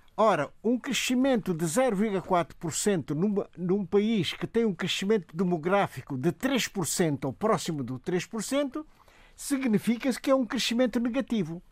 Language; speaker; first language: Portuguese; non-native, local second language; Upper Guinea Crioulo